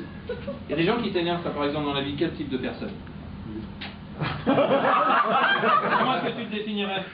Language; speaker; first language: French; native; French